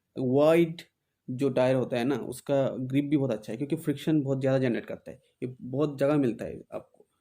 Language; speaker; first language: Hindi; non-native, local second language; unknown